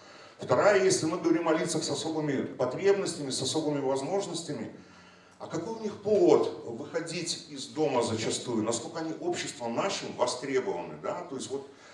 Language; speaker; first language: Russian; native; Russian